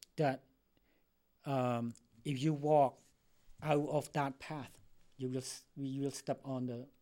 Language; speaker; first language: English; non-native, fluent; Khmer